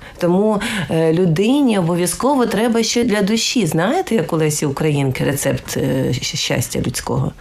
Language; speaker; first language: Ukrainian; native; Ukrainian